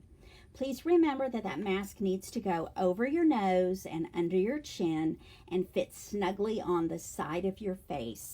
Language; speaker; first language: English; native; English